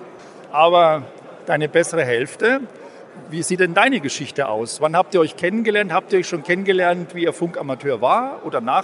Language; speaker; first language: German; native; German